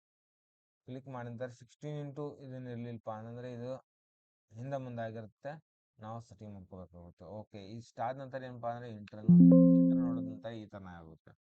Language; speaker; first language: Kannada; native; Kannada